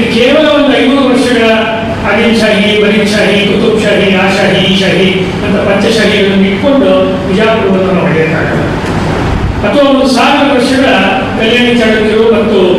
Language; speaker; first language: Kannada; native; Kannada